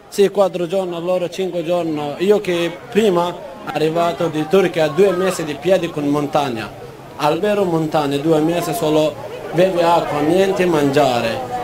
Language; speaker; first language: Italian; non-native, learner; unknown